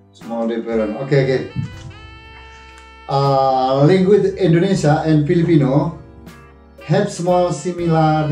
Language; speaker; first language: English; non-native, learner; Indonesian